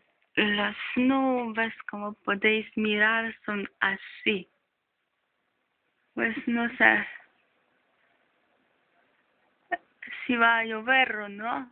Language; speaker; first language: Spanish; non-native, fluent; Polish